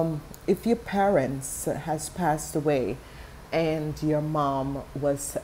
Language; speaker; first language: English; non-native, fluent; Dutch